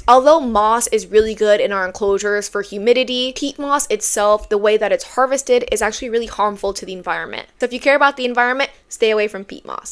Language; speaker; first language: English; native; English